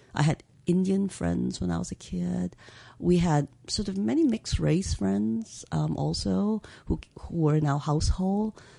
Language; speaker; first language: English; native; English